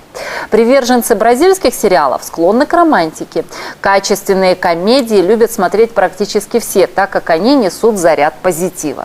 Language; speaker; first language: Russian; native; Russian